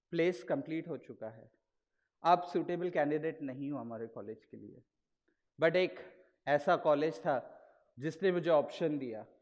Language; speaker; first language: Hindi; non-native, local second language; Marathi